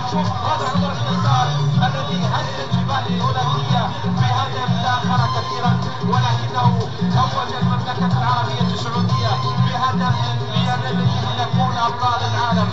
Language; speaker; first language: Arabic; native; Arabic